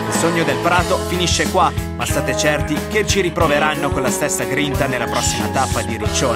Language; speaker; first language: Italian; native; Italian